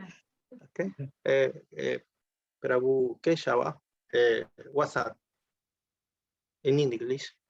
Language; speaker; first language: English; non-native, learner; Spanish